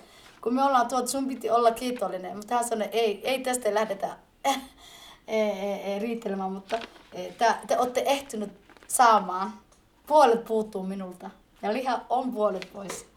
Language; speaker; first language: Finnish; early bilingual, other home language; Somali